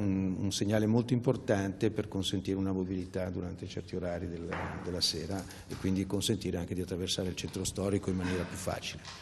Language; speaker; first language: Italian; native; Italian